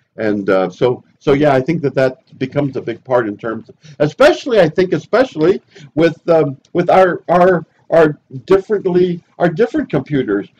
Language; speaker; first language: English; early bilingual, other home language; Spanish